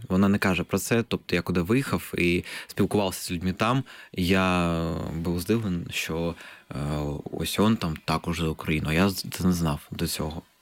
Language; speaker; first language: Ukrainian; non-native, local second language; Russian